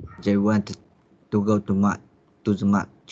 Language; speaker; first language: English; non-native, learner; Vietnamese